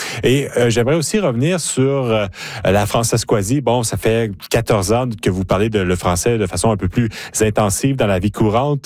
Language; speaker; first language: French; native; French